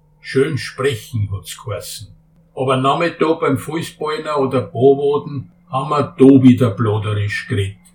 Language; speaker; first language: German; native; German